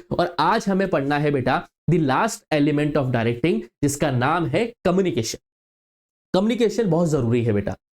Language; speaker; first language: Hindi; native; Hindi